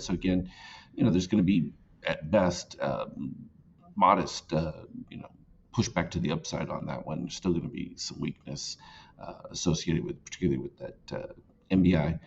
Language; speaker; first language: English; native; English